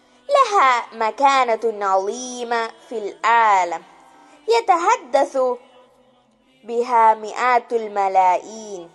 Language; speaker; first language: Arabic; non-native, learner; Malayalam